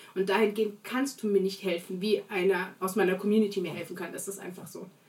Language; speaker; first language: German; early bilingual, other home language; Portuguese